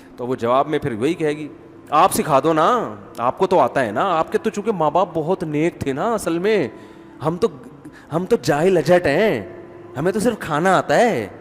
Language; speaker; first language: Urdu; native; Urdu